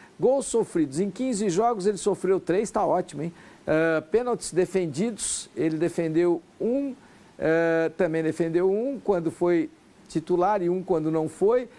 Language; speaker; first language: Portuguese; native; Portuguese